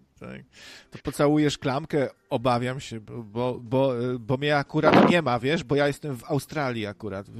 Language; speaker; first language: Polish; native; Polish